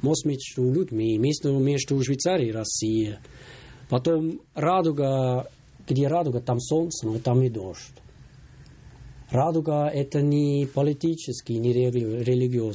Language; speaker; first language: Russian; non-native, fluent; Swiss German